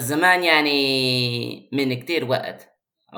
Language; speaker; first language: Arabic; non-native, fluent; English